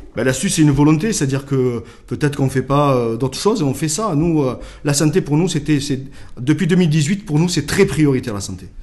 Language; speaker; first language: French; native; French